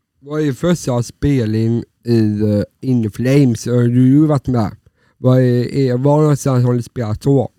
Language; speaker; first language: Swedish; non-native, learner; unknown